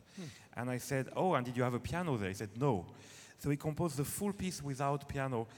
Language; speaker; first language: English; non-native, fluent; French